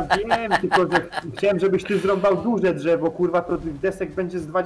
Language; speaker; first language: Polish; native; Polish